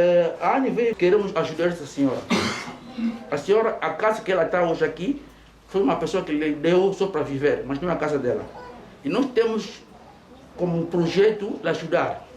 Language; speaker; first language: Portuguese; native; Portuguese